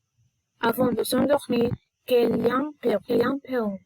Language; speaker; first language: French; non-native, learner; Spanish